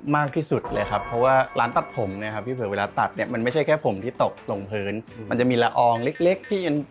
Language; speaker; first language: Thai; early bilingual, heritage; Swedish